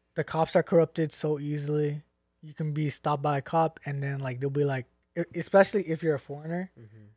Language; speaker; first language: English; native; English